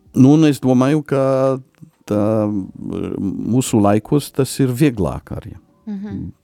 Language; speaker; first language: Latvian; non-native, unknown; Polish